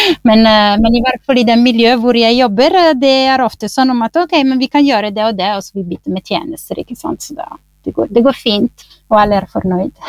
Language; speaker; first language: Norwegian; non-native, fluent; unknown